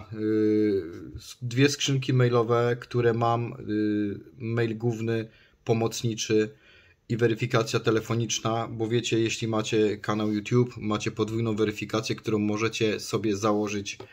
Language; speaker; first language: Polish; native; Polish